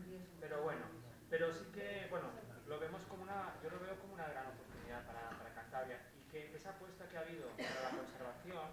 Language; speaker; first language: Spanish; native; Spanish